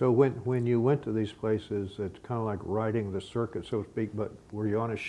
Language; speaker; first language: English; native; English